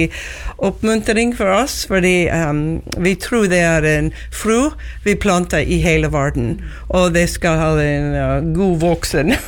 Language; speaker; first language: Norwegian; non-native, learner; English